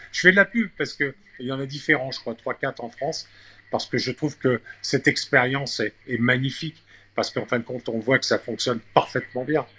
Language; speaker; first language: French; native; French